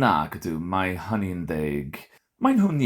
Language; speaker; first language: Welsh; non-native, fluent; English